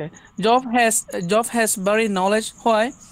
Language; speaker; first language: English; non-native, learner; Bangla